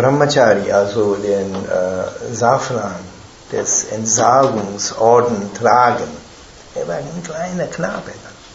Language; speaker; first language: German; non-native, fluent; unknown